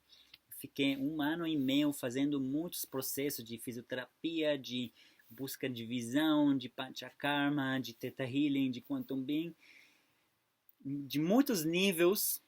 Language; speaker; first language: Portuguese; non-native, fluent; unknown